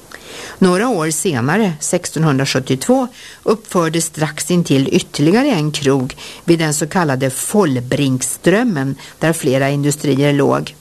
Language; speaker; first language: Swedish; native; Swedish